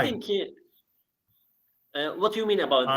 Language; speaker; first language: English; non-native, learner; Arabic